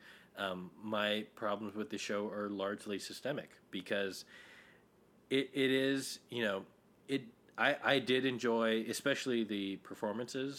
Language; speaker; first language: English; native; English